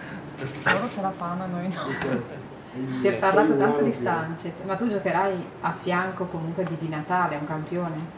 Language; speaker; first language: Italian; native; Italian